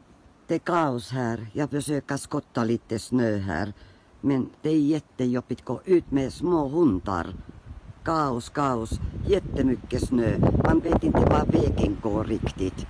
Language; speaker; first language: Swedish; non-native, fluent; Finnish